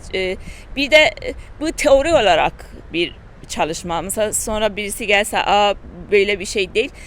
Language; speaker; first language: Turkish; non-native, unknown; Persian